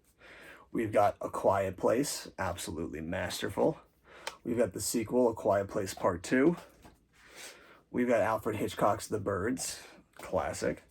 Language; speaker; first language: English; native; English